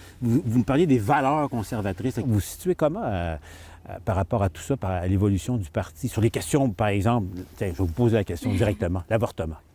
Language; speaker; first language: French; native; French